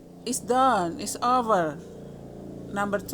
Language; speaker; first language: English; non-native, learner; Indonesian